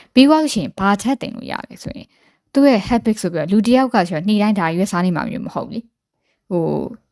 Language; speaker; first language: Burmese; native; Burmese